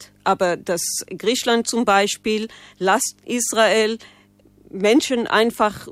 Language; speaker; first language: German; non-native, fluent; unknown